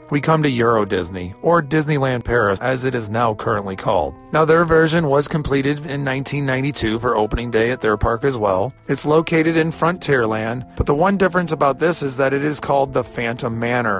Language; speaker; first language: English; native; English